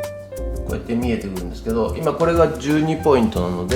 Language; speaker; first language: Japanese; native; Japanese